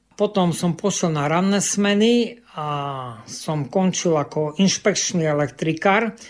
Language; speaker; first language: Slovak; non-native, local second language; Rusyn